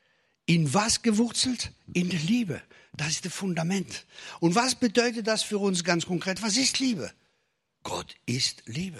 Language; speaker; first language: German; non-native, fluent; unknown